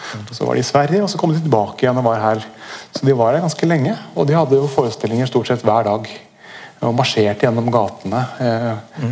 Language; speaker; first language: Norwegian; native; Norwegian